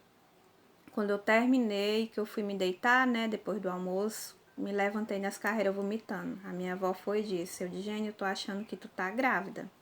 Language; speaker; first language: Portuguese; native; Portuguese